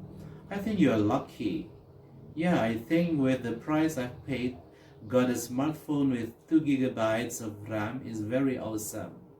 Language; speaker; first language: English; non-native, fluent; Indonesian